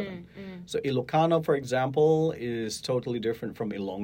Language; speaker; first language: English; non-native, local second language; Hiligaynon